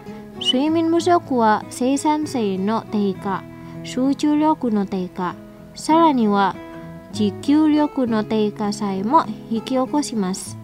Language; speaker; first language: Japanese; non-native, fluent; Indonesian